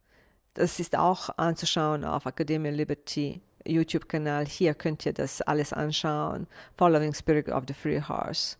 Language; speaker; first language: German; non-native, fluent; Bosnian